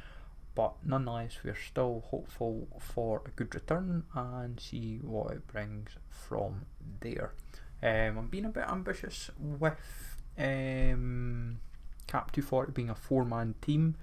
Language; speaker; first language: English; native; English